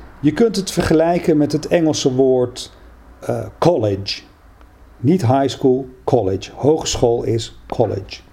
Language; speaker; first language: Dutch; native; Dutch